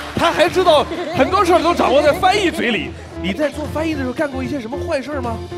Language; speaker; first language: Chinese; native; Chinese